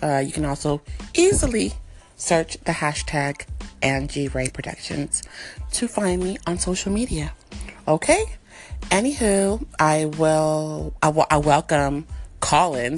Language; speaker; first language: English; native; English